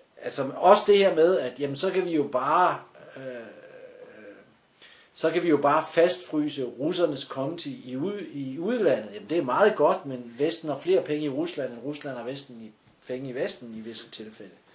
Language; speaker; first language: Danish; native; Danish